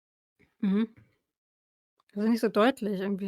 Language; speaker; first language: German; native; German